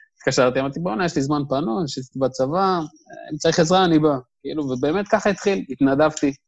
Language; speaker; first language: Hebrew; native; Hebrew